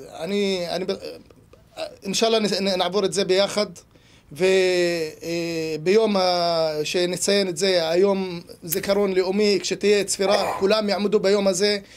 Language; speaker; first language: Hebrew; non-native, local second language; Arabic